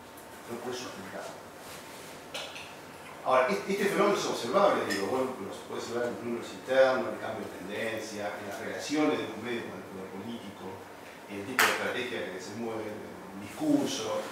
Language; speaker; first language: Spanish; native; Spanish